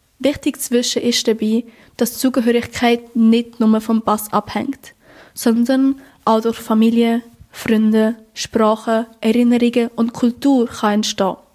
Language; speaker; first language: German; early bilingual, other home language; Spanish